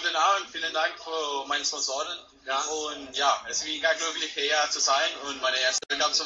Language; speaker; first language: German; non-native, learner; Spanish